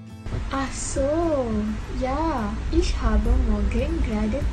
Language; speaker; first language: German; non-native, learner; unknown